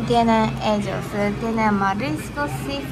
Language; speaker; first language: Spanish; non-native, learner; Japanese